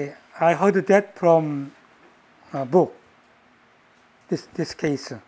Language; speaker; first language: English; non-native, learner; Korean